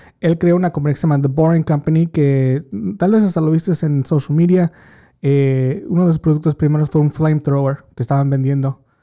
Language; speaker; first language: Spanish; early bilingual, heritage; Spanish